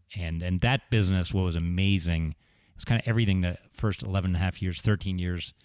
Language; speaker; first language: English; native; English